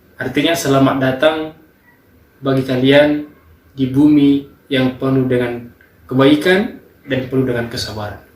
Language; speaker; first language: Indonesian; native; Indonesian